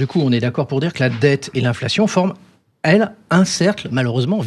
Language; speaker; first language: French; native; French